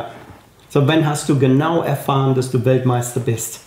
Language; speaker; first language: German; non-native, fluent; English